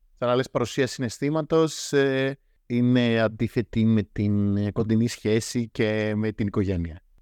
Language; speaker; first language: Greek; native; Greek